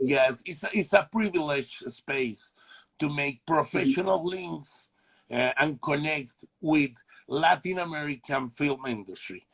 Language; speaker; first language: English; non-native, learner; Spanish